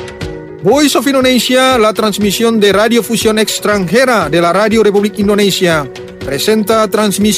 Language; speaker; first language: Spanish; non-native, fluent; Indonesian